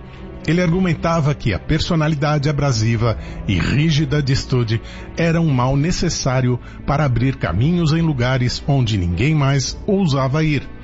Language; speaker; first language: Portuguese; native; Portuguese